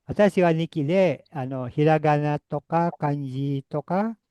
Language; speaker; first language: Japanese; non-native, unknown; Indonesian